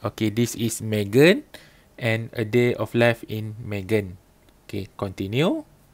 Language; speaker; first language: English; non-native, local second language; Malay